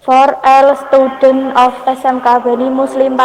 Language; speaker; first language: English; non-native, learner; Indonesian